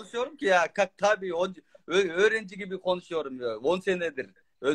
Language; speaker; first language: Turkish; non-native, learner; Kyrgyz